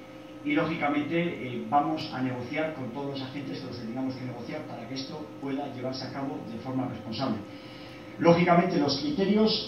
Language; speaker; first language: Spanish; native; Spanish